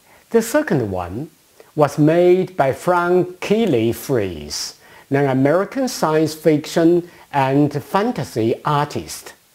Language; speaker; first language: English; non-native, fluent; Chinese